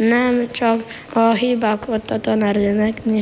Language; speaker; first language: Hungarian; non-native, local second language; Slovenian